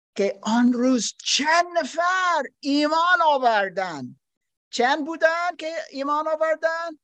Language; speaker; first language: Persian; non-native, learner; German